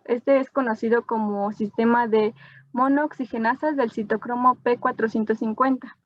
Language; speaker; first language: Spanish; native; Spanish